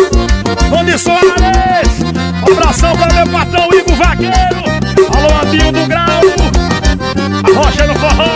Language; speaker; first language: Portuguese; native; Portuguese